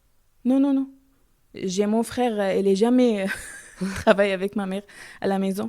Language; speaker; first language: French; non-native, learner; Arabic